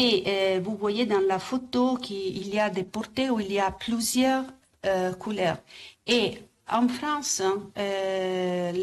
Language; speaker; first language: French; non-native, fluent; Italian